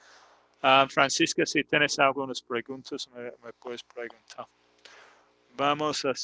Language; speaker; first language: Spanish; non-native, fluent; English